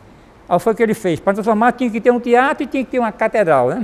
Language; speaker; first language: Portuguese; native; Portuguese